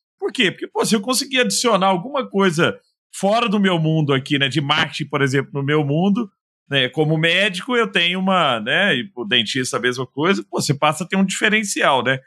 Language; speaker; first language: Portuguese; native; Portuguese